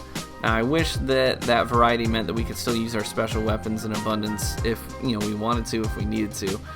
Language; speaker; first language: English; native; English